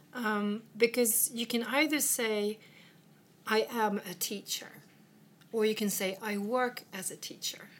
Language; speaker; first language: English; non-native, fluent; Swedish